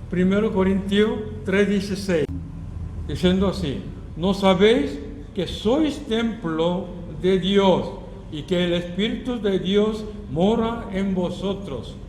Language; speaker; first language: Spanish; non-native, learner; Korean